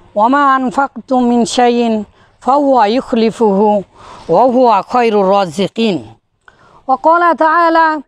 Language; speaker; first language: Arabic; non-native, fluent; Bangla